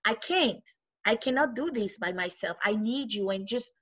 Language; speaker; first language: English; non-native, fluent; French